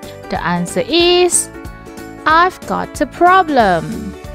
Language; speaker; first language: English; non-native, local second language; Malay